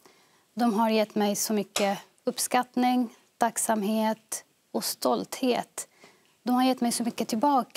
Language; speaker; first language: Swedish; early bilingual, other home language; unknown